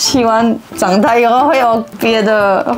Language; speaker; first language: Chinese; non-native, fluent; French